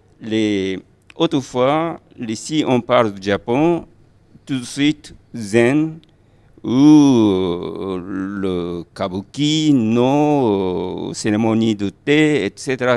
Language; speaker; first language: French; non-native, fluent; Japanese